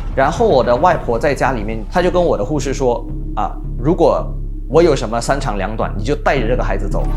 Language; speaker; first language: Chinese; early bilingual, heritage; Chinese